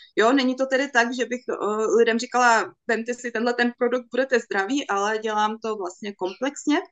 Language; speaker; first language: Czech; native; Czech